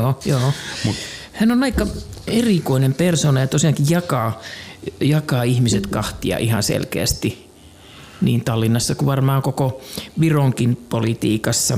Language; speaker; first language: Finnish; native; Finnish